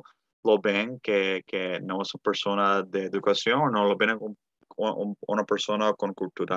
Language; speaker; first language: Spanish; early bilingual, heritage; Spanish